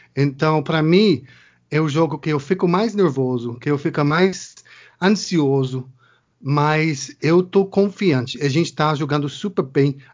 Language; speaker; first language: Portuguese; non-native, learner; English